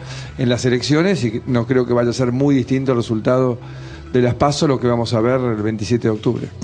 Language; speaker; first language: Spanish; native; Spanish